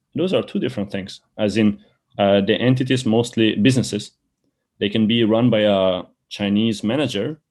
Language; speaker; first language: English; early bilingual, other home language; Albanian